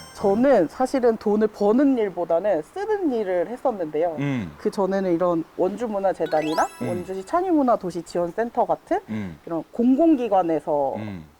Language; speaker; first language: Korean; native; Korean